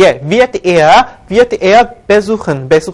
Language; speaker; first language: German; non-native, fluent; Korean